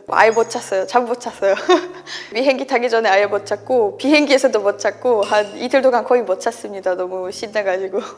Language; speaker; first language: Korean; non-native, fluent; Polish